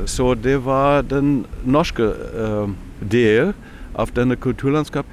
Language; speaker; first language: Norwegian; non-native, fluent; German